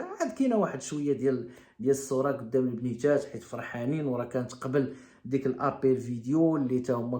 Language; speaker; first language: Arabic; native; Arabic